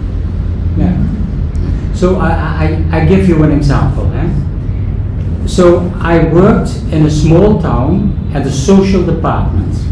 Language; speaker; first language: English; non-native, fluent; Dutch